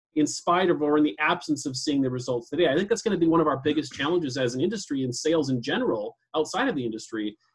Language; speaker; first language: English; native; English